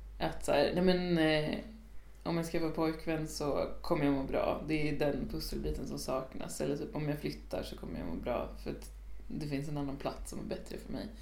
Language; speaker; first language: Swedish; native; Swedish